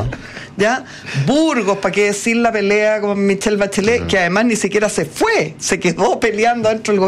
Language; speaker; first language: Spanish; native; Spanish